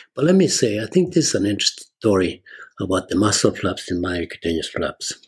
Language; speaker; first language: English; non-native, fluent; Spanish